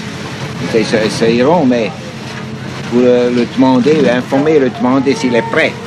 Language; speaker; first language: French; non-native, fluent; Swiss German